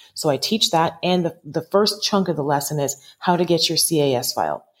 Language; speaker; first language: English; native; English